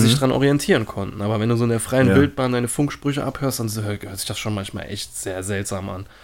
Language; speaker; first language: German; native; German